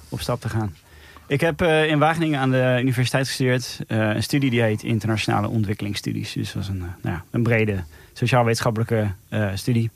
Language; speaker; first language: Dutch; native; Dutch